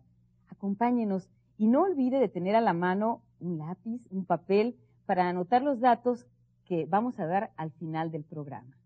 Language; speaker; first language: Spanish; native; Spanish